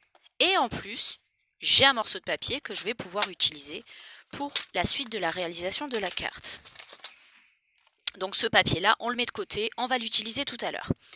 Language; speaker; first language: French; native; French